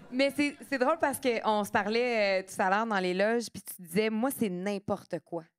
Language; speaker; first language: French; native; French